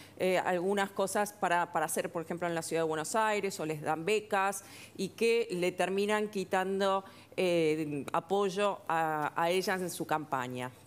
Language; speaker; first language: Spanish; native; Spanish